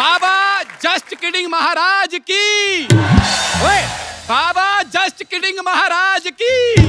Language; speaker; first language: Hindi; native; Hindi